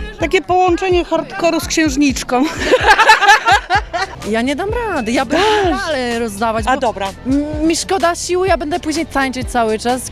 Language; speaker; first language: Polish; native; Polish